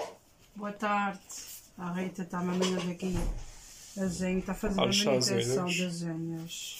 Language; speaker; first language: Portuguese; early bilingual, heritage; Portuguese